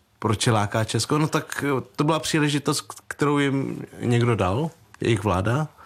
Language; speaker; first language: Czech; early bilingual, other home language; Vietnamese